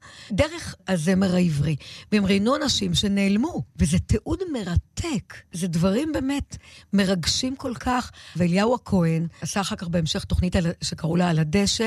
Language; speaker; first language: Hebrew; native; Hebrew